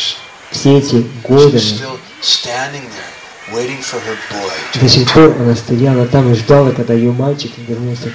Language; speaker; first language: Russian; native; Russian